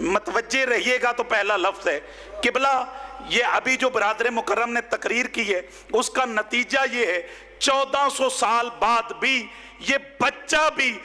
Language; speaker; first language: Urdu; non-native, local second language; Punjabi